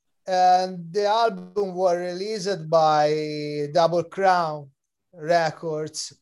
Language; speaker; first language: English; non-native, learner; Italian